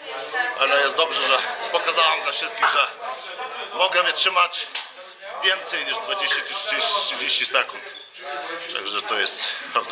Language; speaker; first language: Polish; non-native, fluent; Lithuanian